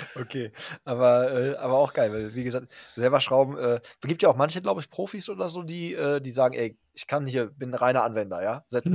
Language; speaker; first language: German; native; German